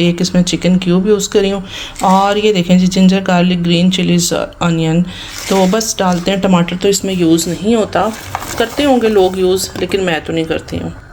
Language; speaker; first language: Urdu; native; Urdu